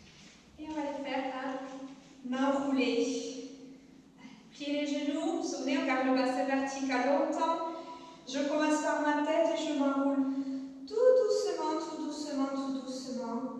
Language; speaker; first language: French; native; French